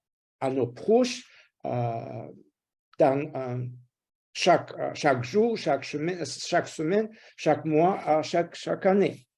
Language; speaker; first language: French; non-native, fluent; Russian